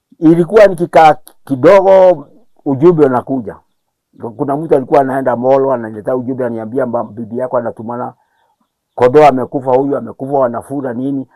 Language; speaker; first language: Swahili; non-native, local second language; Kikuyu